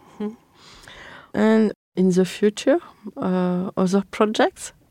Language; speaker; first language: English; non-native, learner; French